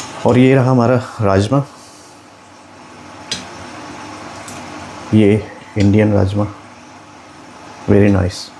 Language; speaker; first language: Hindi; native; Hindi